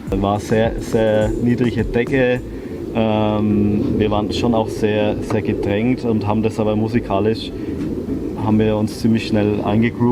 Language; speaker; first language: German; native; German